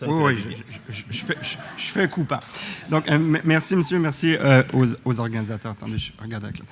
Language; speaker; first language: French; native; French